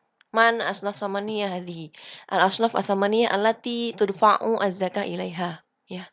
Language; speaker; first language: Arabic; non-native, fluent; Indonesian